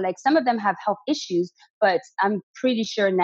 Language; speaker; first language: English; non-native, fluent; French